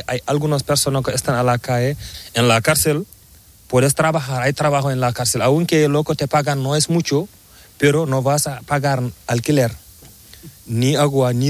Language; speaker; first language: Spanish; non-native, learner; Fula